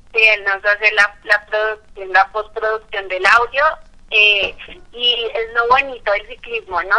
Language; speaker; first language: Spanish; native; Spanish